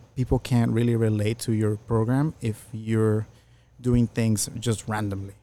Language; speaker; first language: English; early bilingual, other home language; Spanish